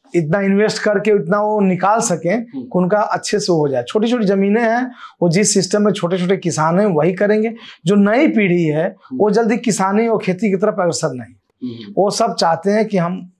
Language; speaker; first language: Hindi; native; Hindi